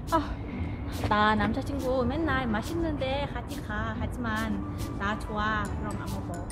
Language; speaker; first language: Korean; non-native, learner; Vietnamese